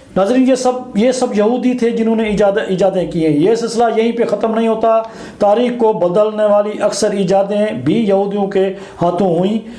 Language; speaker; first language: Urdu; non-native, local second language; Sindhi